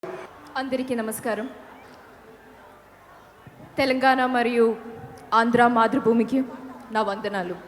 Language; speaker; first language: Telugu; non-native, learner; Malayalam